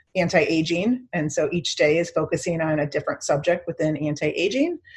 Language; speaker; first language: English; native; English